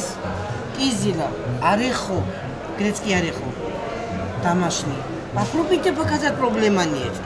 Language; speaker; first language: Russian; non-native, local second language; Georgian